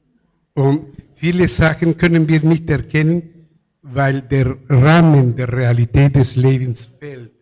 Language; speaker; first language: German; non-native, fluent; Spanish